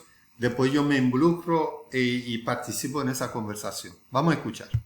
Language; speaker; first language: Spanish; non-native, fluent; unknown